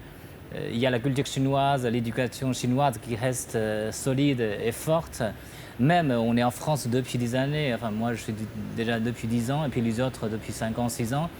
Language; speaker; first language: French; non-native, fluent; Chinese